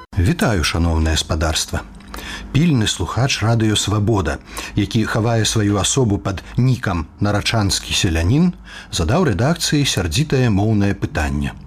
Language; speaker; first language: Belarusian; native; Belarusian